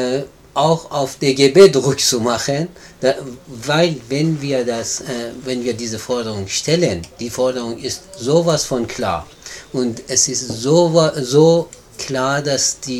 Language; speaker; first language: German; non-native, fluent; Persian